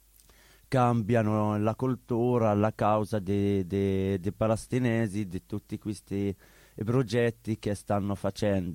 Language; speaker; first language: Italian; non-native, learner; Arabic